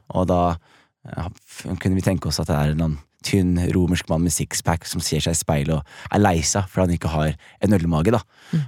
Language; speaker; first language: Norwegian; early bilingual, other home language; Somali